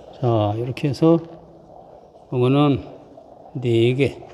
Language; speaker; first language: Korean; native; Korean